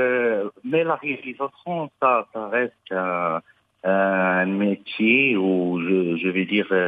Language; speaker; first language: French; non-native, local second language; Arabic